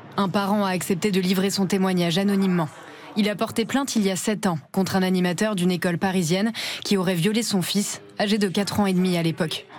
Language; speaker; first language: French; native; French